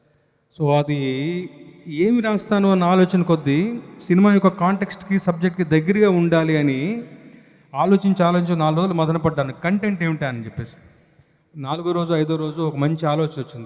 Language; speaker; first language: Telugu; native; Telugu